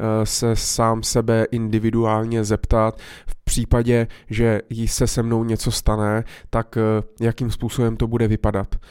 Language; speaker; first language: Czech; native; Czech